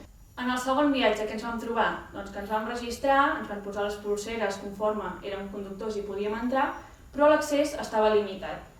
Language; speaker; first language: Catalan; native; Catalan